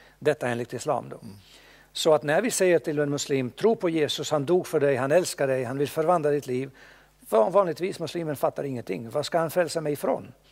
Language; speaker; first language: Swedish; non-native, fluent; Bosnian